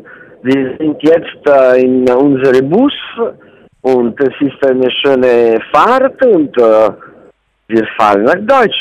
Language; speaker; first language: German; non-native, learner; Italian